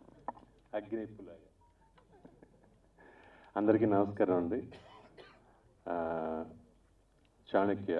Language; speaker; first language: Telugu; native; Telugu